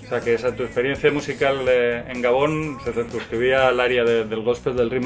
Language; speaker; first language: Spanish; native; Spanish